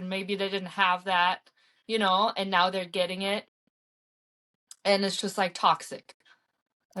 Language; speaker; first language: English; early bilingual, heritage; English